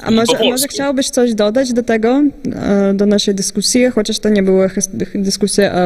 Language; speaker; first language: Polish; non-native, fluent; Russian